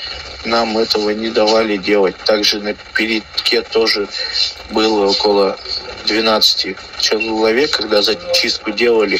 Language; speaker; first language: Russian; native; Russian